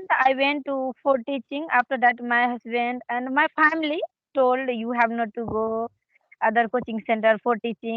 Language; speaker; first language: English; non-native, learner; Hindi